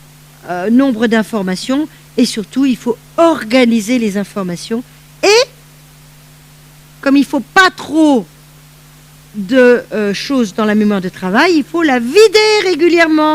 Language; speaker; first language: French; native; French